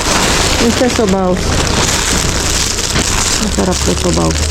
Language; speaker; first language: Spanish; non-native, learner; Filipino